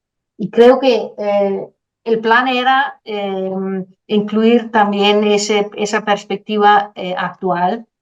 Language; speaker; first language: Spanish; non-native, fluent; Danish